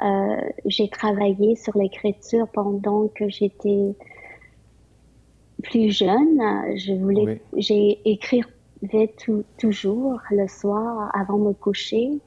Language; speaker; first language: French; early bilingual, other home language; Vietnamese